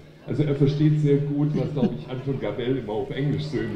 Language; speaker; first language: German; native; German